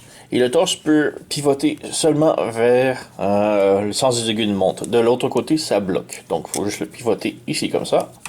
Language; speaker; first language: French; native; French